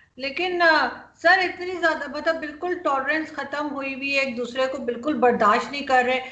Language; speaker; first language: Urdu; native; Urdu